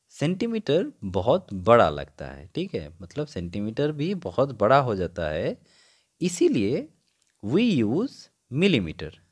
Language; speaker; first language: Hindi; non-native, local second language; Bangla